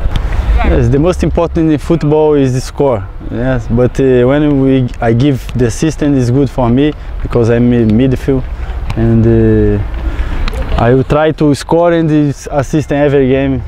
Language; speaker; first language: English; non-native, learner; Portuguese